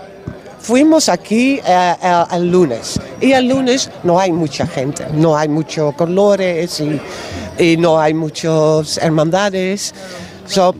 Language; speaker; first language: Spanish; non-native, learner; Dutch